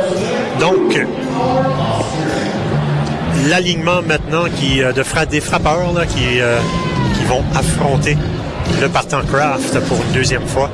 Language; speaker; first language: French; native; French